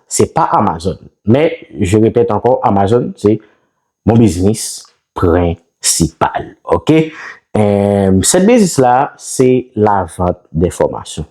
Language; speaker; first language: French; non-native, local second language; Haitian Creole